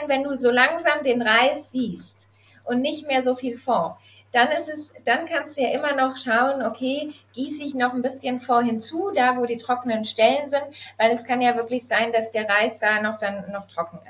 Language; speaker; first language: German; native; German